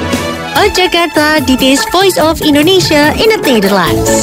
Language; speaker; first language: Dutch; non-native, fluent; Indonesian